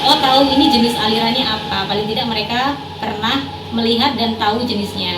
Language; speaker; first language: Indonesian; native; Indonesian